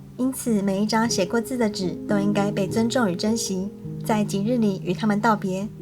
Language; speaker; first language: Chinese; native; Chinese